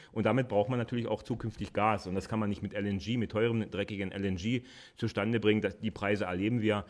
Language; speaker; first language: German; native; German